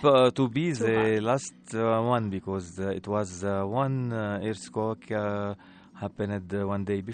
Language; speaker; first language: English; non-native, learner; Arabic